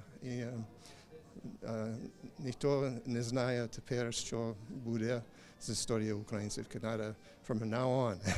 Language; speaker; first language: Ukrainian; non-native, learner; English